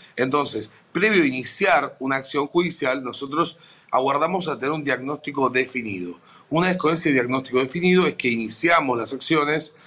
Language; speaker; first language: Spanish; native; Spanish